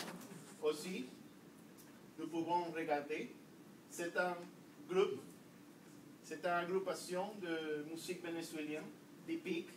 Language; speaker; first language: French; non-native, learner; Spanish